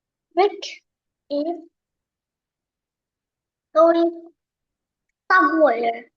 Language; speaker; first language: English; non-native, learner; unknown